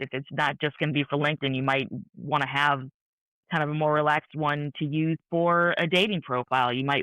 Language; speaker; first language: English; native; English